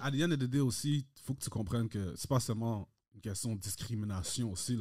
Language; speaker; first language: French; early bilingual, heritage; French